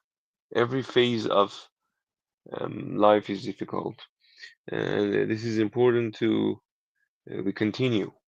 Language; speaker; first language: English; non-native, learner; Persian